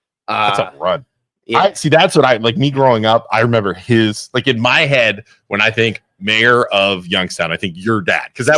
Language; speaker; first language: English; native; English